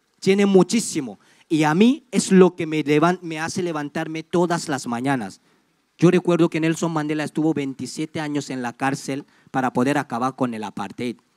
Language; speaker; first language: Spanish; non-native, fluent; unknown